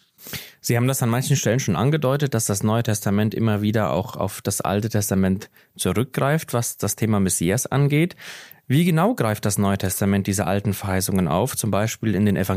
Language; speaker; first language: German; native; German